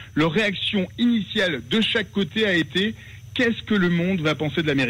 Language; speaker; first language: French; native; French